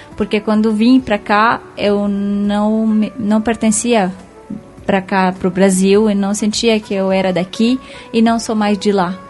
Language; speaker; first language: Portuguese; non-native, fluent; Arabic